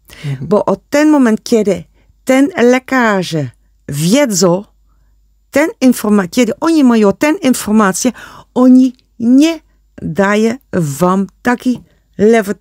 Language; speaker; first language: Polish; non-native, learner; Dutch